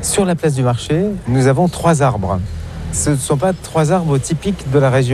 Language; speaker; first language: French; native; French